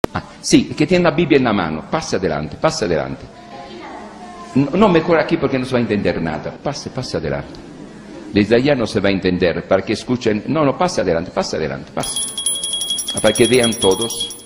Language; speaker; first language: Spanish; non-native, fluent; Italian